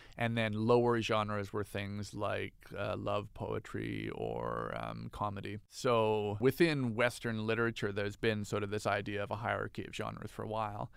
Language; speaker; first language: English; native; English